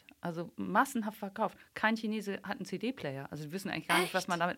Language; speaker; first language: German; native; German